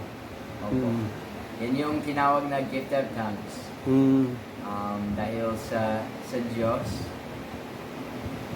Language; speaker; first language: Filipino; non-native, fluent; English